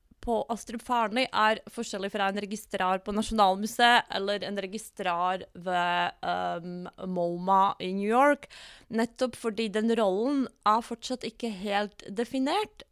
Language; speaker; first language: Norwegian; non-native, fluent; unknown